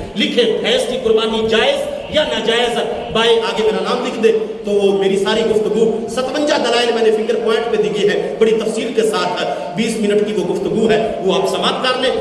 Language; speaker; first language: Urdu; non-native, local second language; Punjabi